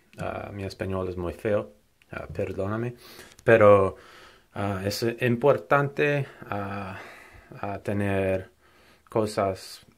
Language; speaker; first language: Spanish; non-native, learner; English